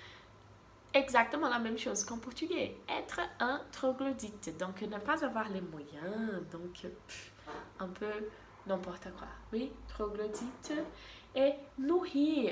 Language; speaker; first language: French; non-native, fluent; Portuguese